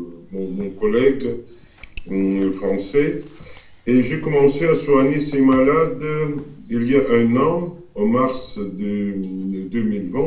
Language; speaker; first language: French; non-native, fluent; Russian